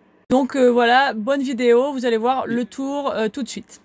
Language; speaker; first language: French; native; French